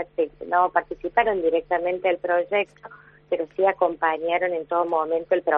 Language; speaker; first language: Spanish; native; Spanish